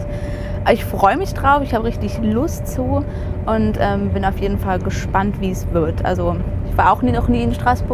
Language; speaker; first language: German; native; German